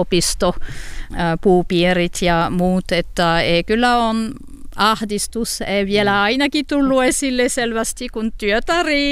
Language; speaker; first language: Finnish; non-native, learner; French